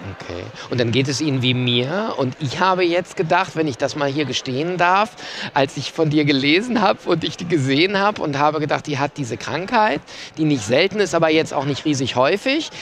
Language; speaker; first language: German; native; German